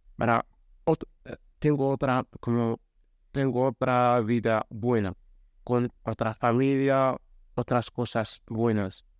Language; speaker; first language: Spanish; non-native, learner; Arabic